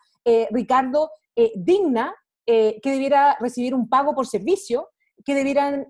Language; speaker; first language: Spanish; native; Spanish